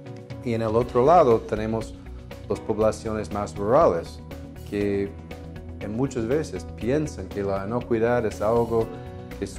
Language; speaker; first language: Spanish; non-native, fluent; English